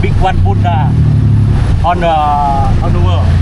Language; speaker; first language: English; non-native, learner; Thai